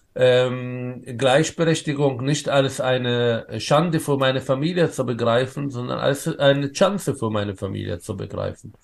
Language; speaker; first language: German; non-native, fluent; Arabic